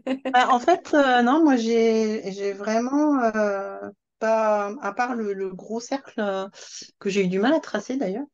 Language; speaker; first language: French; native; French